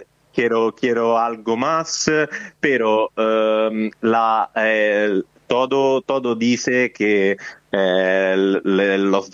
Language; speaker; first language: Spanish; non-native, fluent; Italian